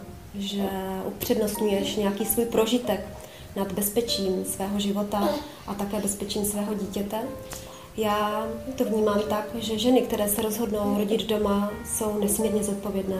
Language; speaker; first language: Czech; native; Czech